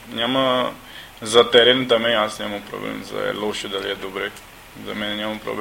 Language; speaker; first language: Bulgarian; non-native, learner; Portuguese